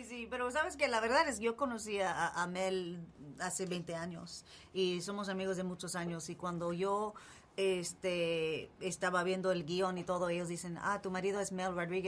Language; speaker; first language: Spanish; non-native, fluent; English